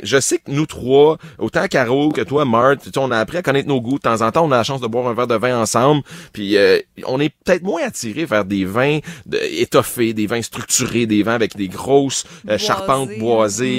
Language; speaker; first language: French; native; French